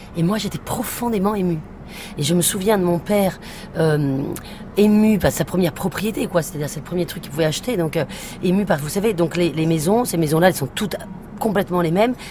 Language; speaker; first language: French; native; French